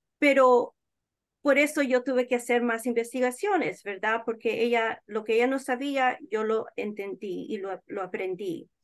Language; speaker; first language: Spanish; early bilingual, heritage; Spanish